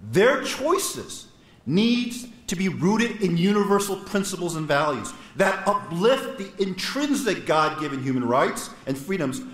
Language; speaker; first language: English; non-native, fluent; Korean